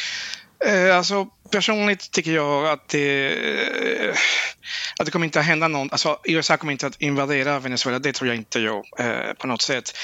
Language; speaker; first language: Swedish; non-native, fluent; Spanish